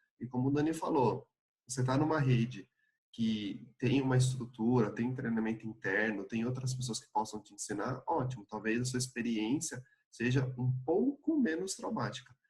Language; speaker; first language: Portuguese; native; Portuguese